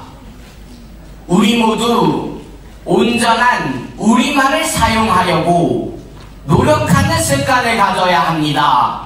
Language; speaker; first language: Korean; native; Korean